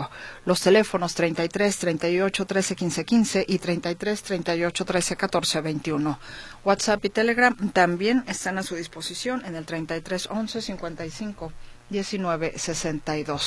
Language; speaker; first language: Spanish; native; Spanish